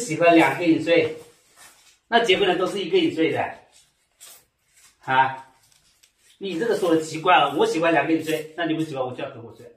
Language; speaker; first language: Chinese; native; Chinese